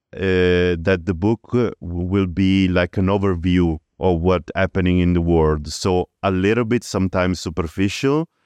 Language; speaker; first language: English; early bilingual, other home language; Italian